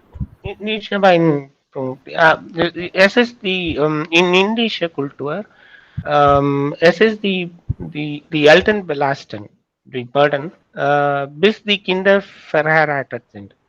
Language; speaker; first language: German; non-native, learner; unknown